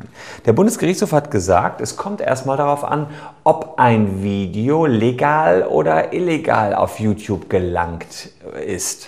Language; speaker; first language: German; native; German